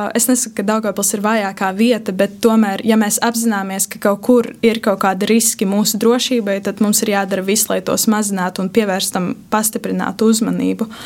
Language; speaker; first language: Latvian; native; Latvian